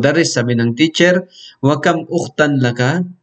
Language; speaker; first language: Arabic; non-native, fluent; Filipino